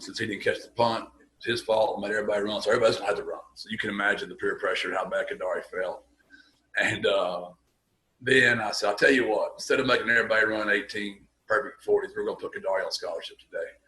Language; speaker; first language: English; native; English